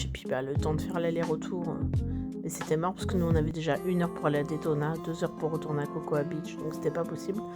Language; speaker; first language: French; native; French